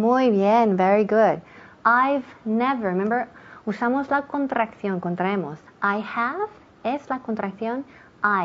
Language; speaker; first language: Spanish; non-native, fluent; English